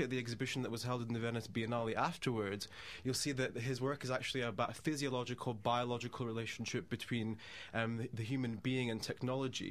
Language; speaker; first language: English; native; English